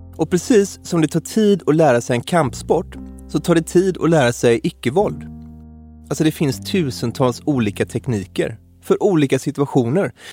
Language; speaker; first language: Swedish; native; Swedish